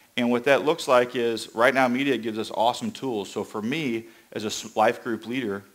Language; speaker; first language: English; native; English